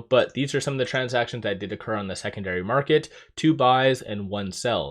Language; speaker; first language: English; native; English